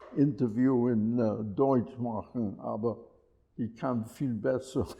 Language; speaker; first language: German; early bilingual, other home language; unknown